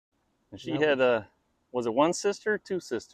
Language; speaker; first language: English; native; English